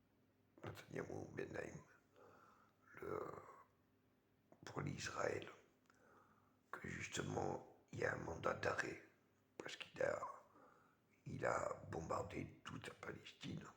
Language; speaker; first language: French; native; French